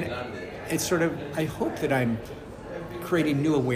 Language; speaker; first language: English; native; English